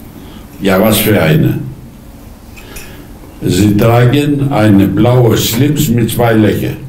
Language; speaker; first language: German; non-native, fluent; Greek